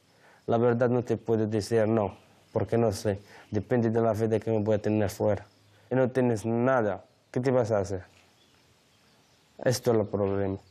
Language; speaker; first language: Spanish; non-native, learner; Arabic